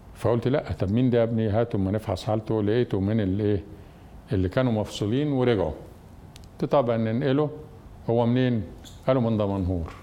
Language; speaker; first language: Arabic; native; Arabic